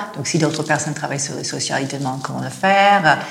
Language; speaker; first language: French; non-native, fluent; English